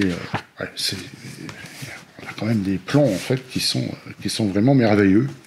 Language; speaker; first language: French; native; French